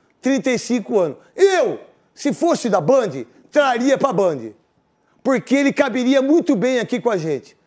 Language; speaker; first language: Portuguese; native; Portuguese